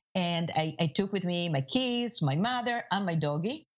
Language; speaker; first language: English; non-native, fluent; Spanish